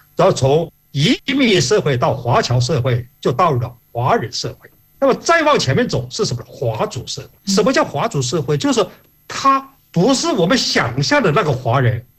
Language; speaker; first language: Chinese; non-native, local second language; Hakka Chinese